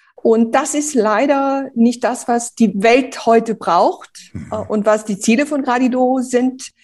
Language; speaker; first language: German; early bilingual, other home language; Romanian